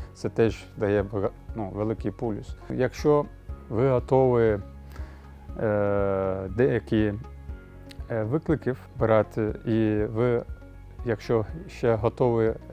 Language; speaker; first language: Ukrainian; non-native, learner; Turkish